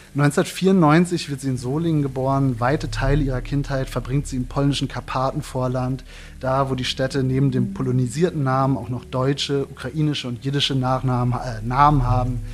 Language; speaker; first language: German; native; German